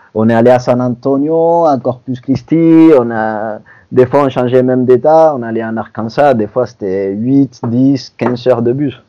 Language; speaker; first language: French; non-native, fluent; Spanish